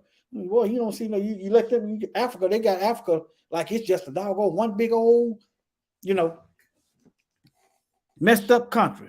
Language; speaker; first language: English; native; English